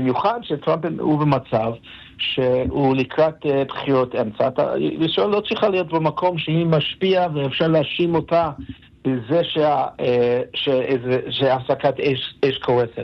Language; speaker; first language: Hebrew; non-native, fluent; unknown